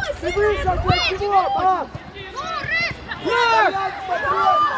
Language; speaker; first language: Russian; native; Russian